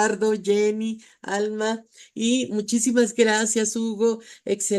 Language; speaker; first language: Spanish; native; Spanish